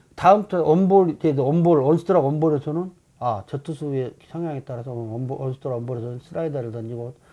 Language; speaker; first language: Korean; native; Korean